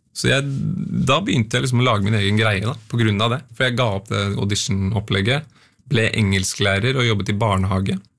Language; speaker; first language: Norwegian; native; Norwegian